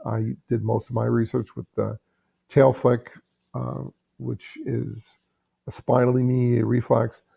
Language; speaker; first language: English; native; English